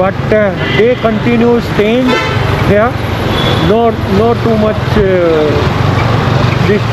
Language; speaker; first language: English; non-native, learner; Hindi